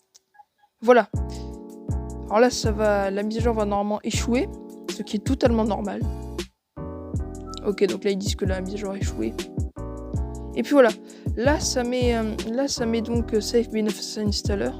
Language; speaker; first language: French; native; French